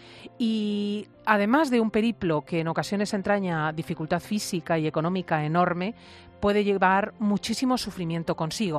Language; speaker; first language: Spanish; native; Spanish